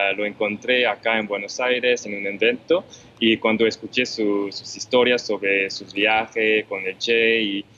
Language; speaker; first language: Spanish; non-native, fluent; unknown